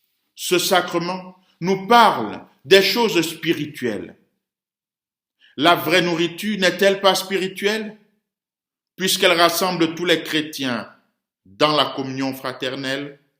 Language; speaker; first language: French; native; French